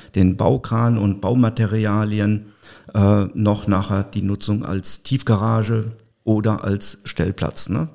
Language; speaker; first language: German; native; German